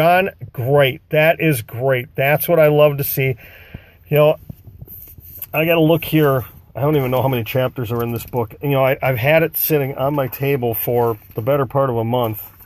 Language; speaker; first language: English; native; English